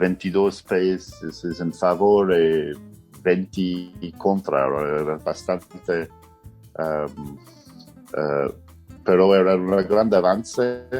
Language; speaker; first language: Spanish; non-native, fluent; English